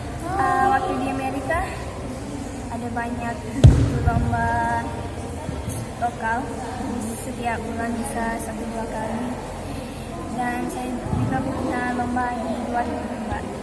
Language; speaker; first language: Indonesian; early bilingual, heritage; Indonesian